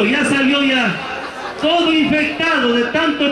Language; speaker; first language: Spanish; native; Spanish